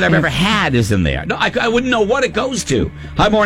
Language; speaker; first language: English; native; English